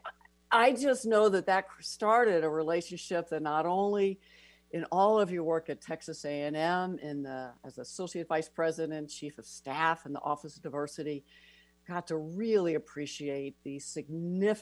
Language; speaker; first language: English; native; English